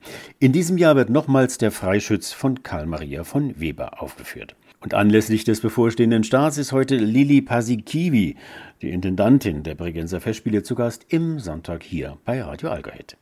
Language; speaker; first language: German; native; German